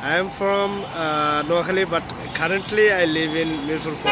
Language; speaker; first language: English; non-native, learner; Bangla